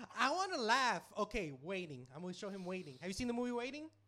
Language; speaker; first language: English; native; English